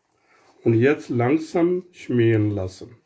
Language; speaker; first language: German; non-native, learner; Urdu